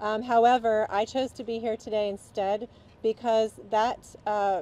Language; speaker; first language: English; native; English